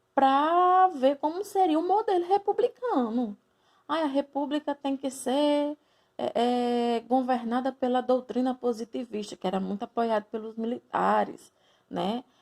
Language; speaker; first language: Portuguese; native; Portuguese